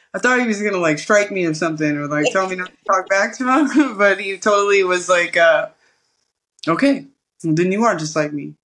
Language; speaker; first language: English; early bilingual, other home language; Malay